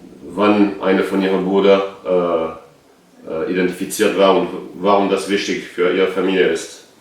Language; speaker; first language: German; non-native, learner; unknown